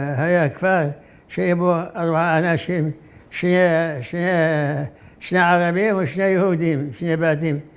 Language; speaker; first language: Hebrew; non-native, fluent; Arabic